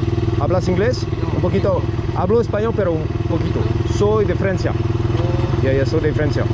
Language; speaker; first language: Spanish; non-native, learner; French